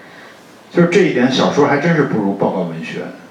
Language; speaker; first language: Chinese; native; Chinese